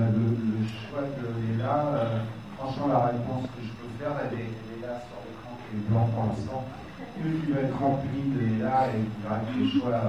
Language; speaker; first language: French; native; French